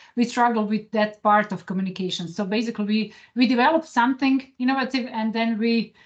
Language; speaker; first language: English; non-native, fluent; Croatian